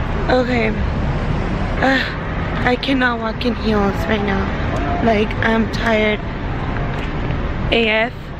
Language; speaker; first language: English; early bilingual, other home language; Spanish